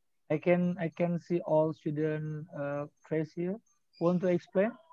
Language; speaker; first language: English; non-native, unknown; Indonesian